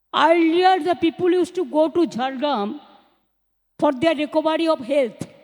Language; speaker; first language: English; non-native, local second language; Bangla